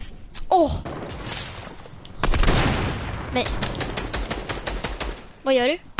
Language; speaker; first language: Swedish; native; Swedish